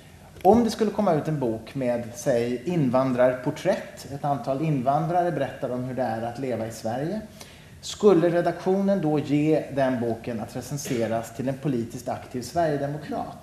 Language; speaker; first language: Swedish; native; Swedish